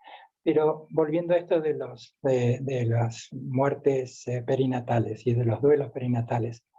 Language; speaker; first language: Spanish; native; Spanish